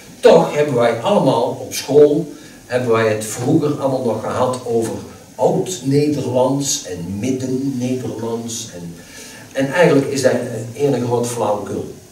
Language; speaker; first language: Dutch; native; Dutch